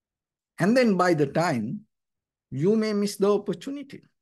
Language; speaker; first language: English; non-native, fluent; Sinhala